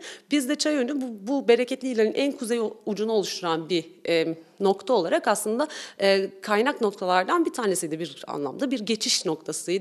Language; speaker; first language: Turkish; native; Turkish